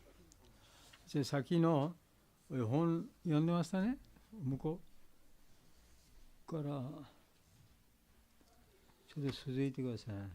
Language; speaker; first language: Japanese; non-native, learner; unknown